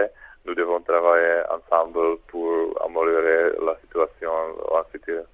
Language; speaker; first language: French; non-native, fluent; Czech